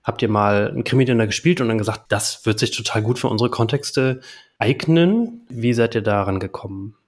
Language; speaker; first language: German; native; German